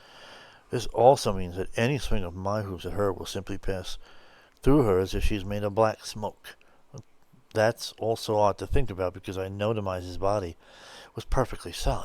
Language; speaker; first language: English; native; English